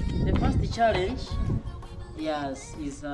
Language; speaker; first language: English; non-native, local second language; Swahili